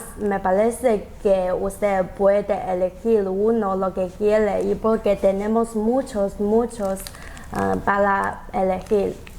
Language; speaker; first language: Spanish; non-native, learner; Chinese